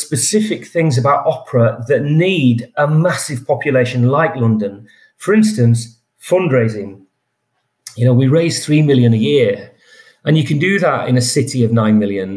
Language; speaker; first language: English; native; English